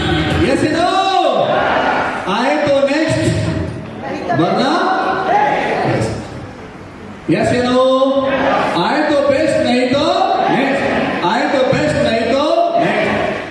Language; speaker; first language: Hindi; native; Hindi